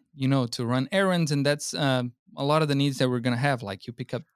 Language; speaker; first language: English; non-native, fluent; Portuguese